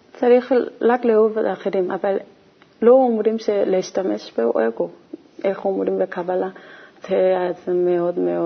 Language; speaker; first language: Hebrew; non-native, learner; Korean